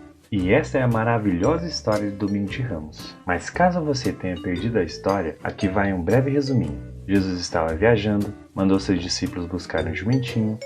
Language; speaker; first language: Portuguese; native; Portuguese